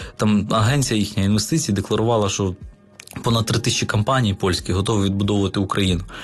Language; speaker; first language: Ukrainian; native; Ukrainian